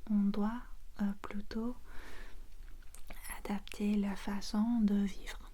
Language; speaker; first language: French; non-native, fluent; English